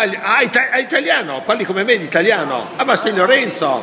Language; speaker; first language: Italian; native; Italian